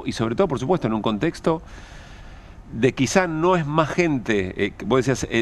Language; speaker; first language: Spanish; native; Spanish